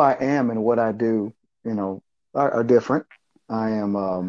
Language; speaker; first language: English; native; English